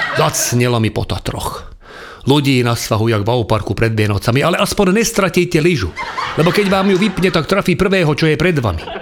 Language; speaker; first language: Slovak; non-native, local second language; Hungarian